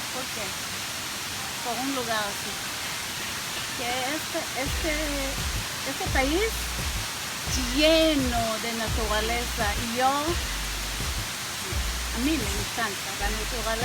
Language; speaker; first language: Spanish; non-native, fluent; Hebrew